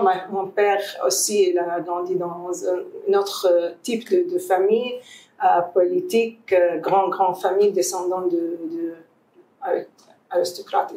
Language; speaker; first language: French; non-native, fluent; Arabic